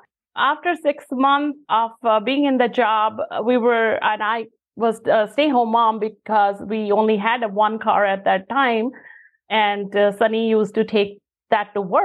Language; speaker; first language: English; non-native, local second language; Punjabi